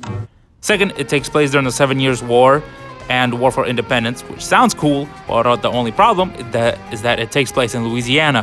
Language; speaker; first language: English; native; English